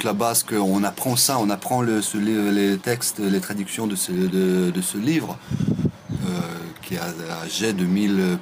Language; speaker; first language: French; non-native, fluent; Russian